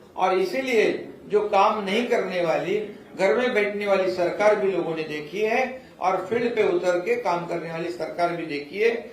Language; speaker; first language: Hindi; non-native, local second language; Marathi